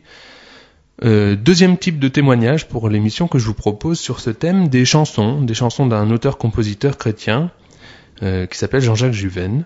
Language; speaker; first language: French; native; French